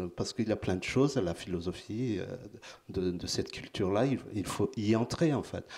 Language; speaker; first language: French; non-native, local second language; Malagasy